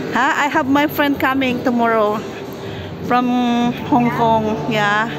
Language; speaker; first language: English; non-native, learner; Filipino